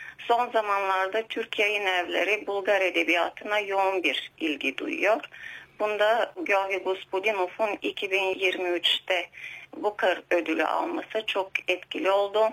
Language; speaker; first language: Turkish; native; Turkish